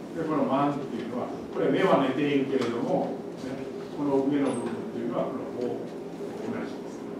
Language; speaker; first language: Japanese; native; Japanese